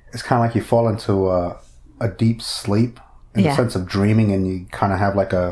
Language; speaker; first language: English; native; English